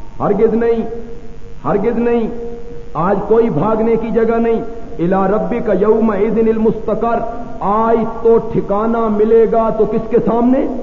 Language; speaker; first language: Urdu; non-native, local second language; Punjabi